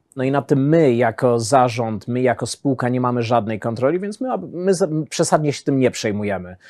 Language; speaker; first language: Polish; early bilingual, heritage; Polish